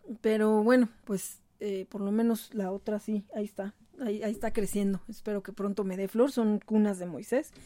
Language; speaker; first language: Spanish; native; Spanish